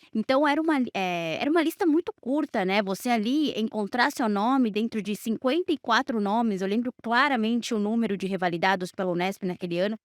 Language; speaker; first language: Portuguese; non-native, fluent; Spanish